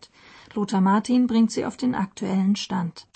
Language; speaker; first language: German; native; German